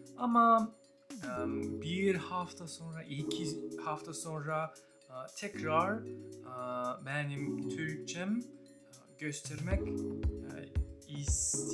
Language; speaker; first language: Turkish; non-native, learner; English